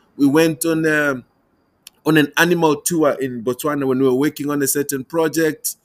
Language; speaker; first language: English; non-native, local second language; Tumbuka